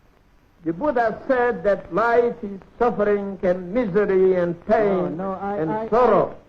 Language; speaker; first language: English; non-native, fluent; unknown